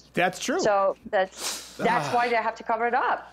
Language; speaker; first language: English; non-native, fluent; Persian